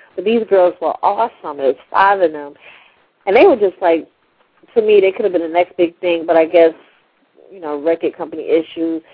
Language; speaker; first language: English; native; English